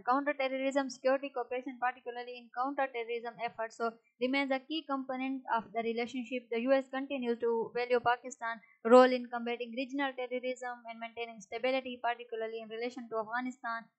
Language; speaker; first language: English; non-native, local second language; Urdu